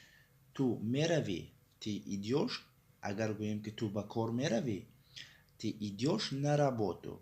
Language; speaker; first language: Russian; non-native, fluent; Tajik